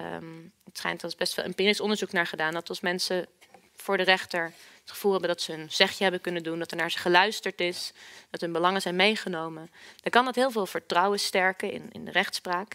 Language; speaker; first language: Dutch; native; Dutch